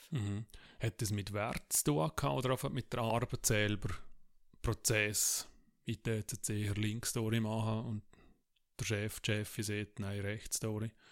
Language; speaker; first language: German; native; German